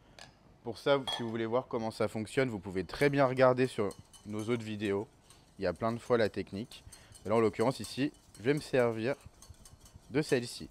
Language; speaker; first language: French; native; French